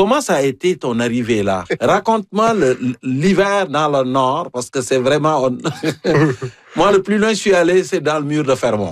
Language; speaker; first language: French; native; French